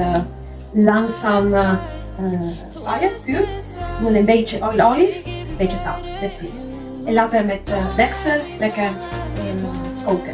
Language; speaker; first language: Dutch; non-native, learner; Italian